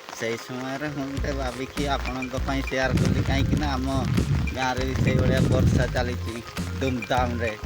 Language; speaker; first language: Odia; non-native, local second language; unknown